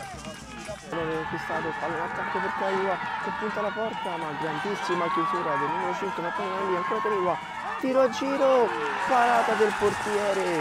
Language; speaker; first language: Italian; native; Italian